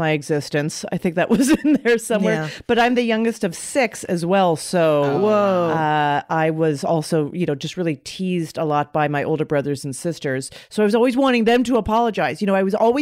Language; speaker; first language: English; native; English